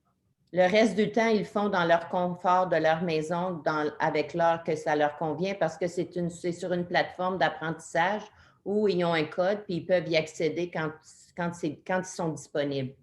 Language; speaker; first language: French; native; French